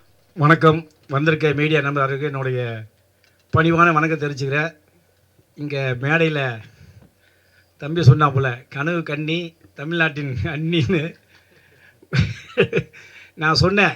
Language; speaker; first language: Tamil; native; Tamil